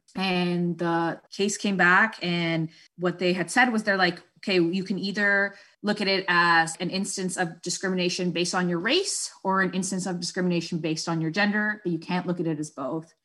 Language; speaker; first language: English; non-native, fluent; Spanish